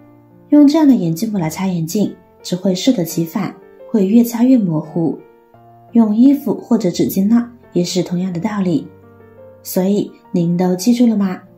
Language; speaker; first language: Chinese; native; Chinese